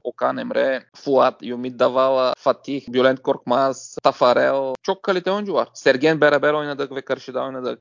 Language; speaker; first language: Turkish; non-native, learner; Bulgarian